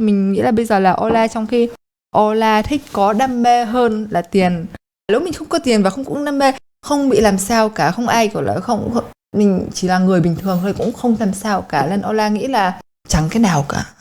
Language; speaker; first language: Vietnamese; early bilingual, heritage; Polish